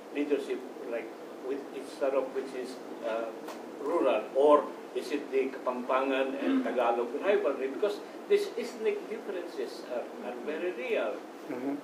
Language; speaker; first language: English; non-native, local second language; Iloko